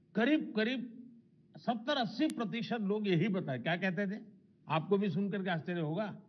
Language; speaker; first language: Hindi; non-native, local second language; Gujarati